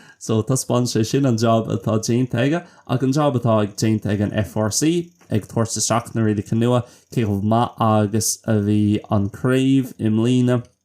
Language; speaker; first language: Irish; non-native, local second language; English